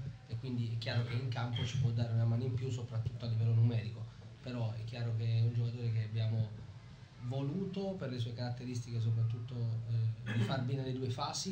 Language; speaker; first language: Italian; native; Italian